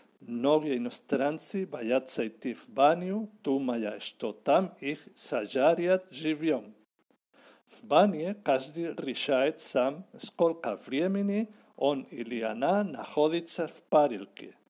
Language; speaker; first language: Russian; non-native, learner; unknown